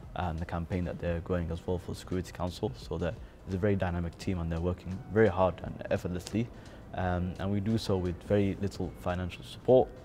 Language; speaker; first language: English; native; English